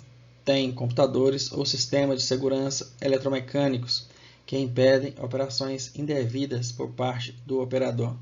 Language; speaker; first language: Portuguese; native; Portuguese